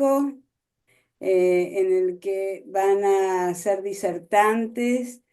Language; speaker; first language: Spanish; native; Spanish